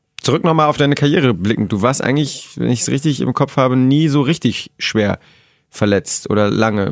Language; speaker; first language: German; native; German